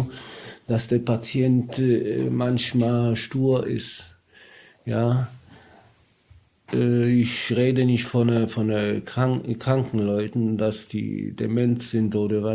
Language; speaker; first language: German; non-native, learner; Polish